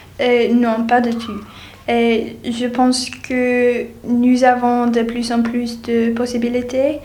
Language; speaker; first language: French; non-native, learner; English